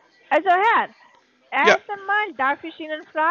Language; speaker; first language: German; non-native, learner; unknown